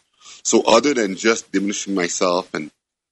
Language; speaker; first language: English; non-native, fluent; French